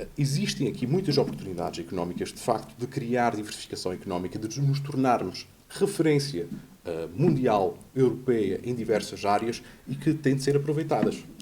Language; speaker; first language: Portuguese; native; Portuguese